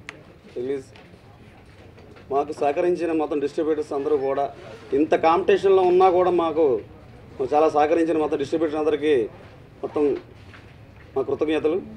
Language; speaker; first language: Telugu; native; Telugu